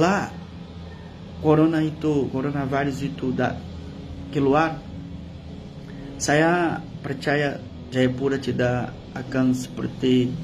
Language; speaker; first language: Indonesian; non-native, fluent; Portuguese